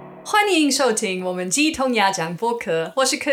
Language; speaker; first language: Chinese; non-native, learner; English